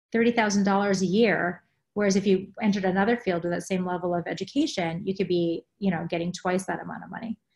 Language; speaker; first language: English; native; English